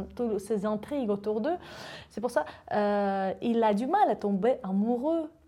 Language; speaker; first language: French; non-native, fluent; Russian